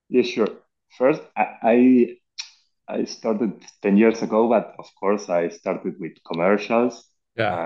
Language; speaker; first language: English; non-native, learner; Spanish